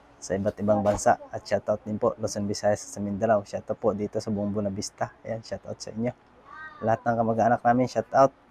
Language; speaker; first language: Filipino; native; Filipino